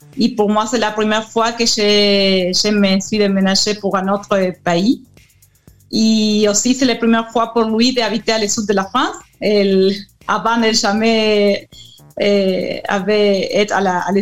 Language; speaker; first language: French; non-native, learner; Spanish